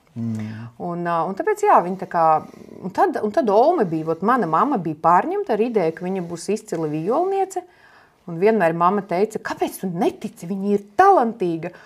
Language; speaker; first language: Latvian; non-native, local second language; Russian